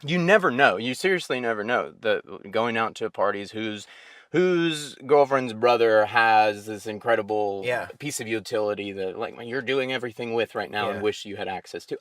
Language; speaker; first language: English; native; English